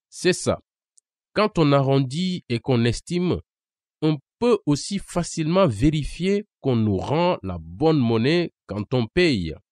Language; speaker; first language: French; non-native, local second language; Wolof